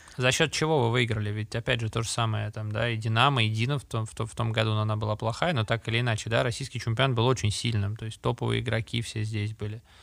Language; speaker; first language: Russian; native; Russian